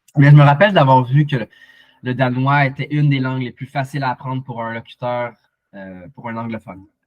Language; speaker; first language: French; native; French